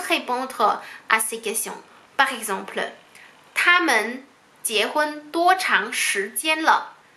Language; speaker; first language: French; non-native, fluent; Chinese